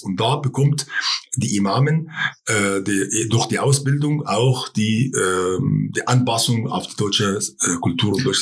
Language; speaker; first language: German; non-native, fluent; Arabic